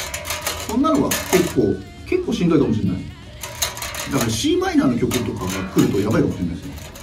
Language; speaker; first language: Japanese; native; Japanese